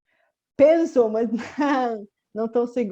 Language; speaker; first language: Portuguese; non-native, fluent; Bulgarian